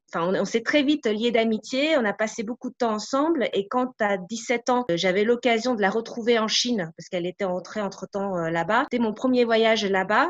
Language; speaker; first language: French; native; French